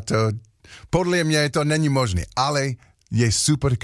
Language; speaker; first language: Slovak; non-native, learner; English